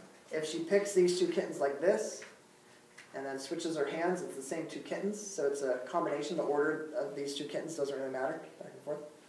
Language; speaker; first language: English; native; English